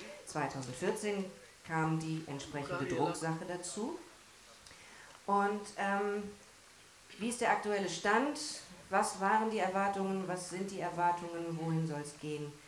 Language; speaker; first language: German; native; German